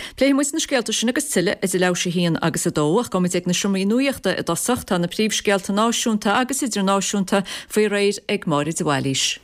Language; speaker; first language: Irish; native; Irish